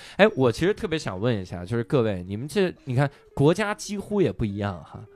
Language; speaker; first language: Chinese; native; Chinese